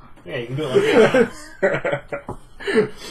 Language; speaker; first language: English; native; English